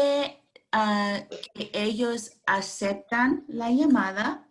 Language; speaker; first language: Spanish; non-native, fluent; English